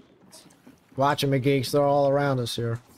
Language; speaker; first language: English; native; English